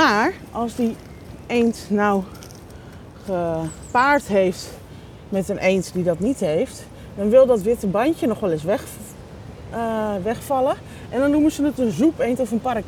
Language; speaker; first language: Dutch; native; Dutch